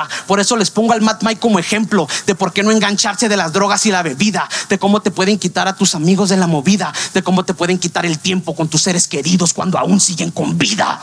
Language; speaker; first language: Spanish; native; Spanish